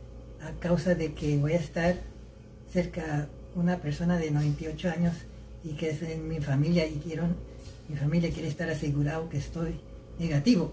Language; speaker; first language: Spanish; early bilingual, heritage; Spanish